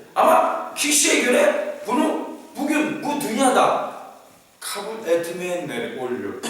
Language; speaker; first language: Turkish; non-native, fluent; Korean